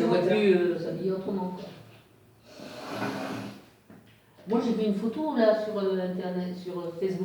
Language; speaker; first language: French; native; French